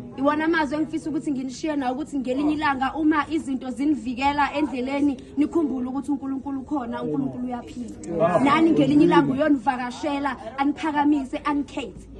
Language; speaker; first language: Zulu; native; Zulu